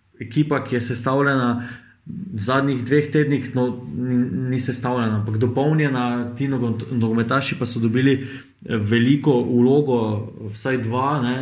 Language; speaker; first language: Slovenian; native; Slovenian